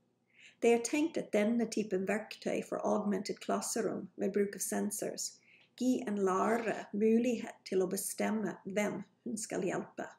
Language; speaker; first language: Norwegian; non-native, fluent; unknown